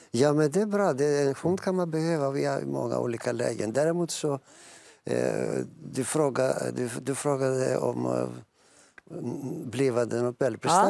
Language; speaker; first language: Swedish; non-native, fluent; Greek